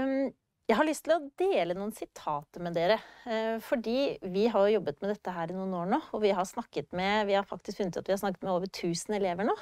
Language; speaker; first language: Norwegian; native; Norwegian